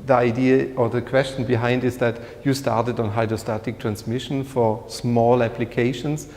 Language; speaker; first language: English; non-native, fluent; German